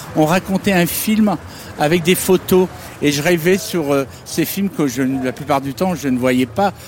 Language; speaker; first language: French; native; French